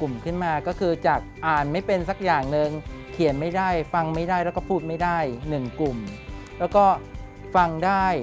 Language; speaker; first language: Thai; native; Thai